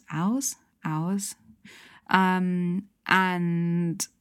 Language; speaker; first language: English; native; English